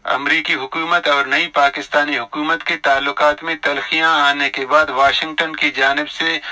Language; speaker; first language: Urdu; non-native, local second language; Baluchi